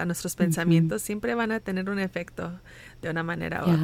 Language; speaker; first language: Spanish; early bilingual, heritage; Spanish